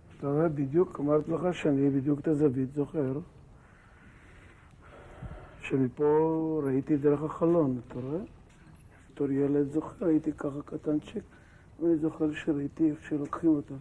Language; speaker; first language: Hebrew; early bilingual, other home language; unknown